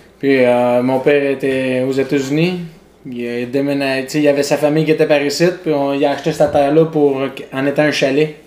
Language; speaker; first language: French; native; French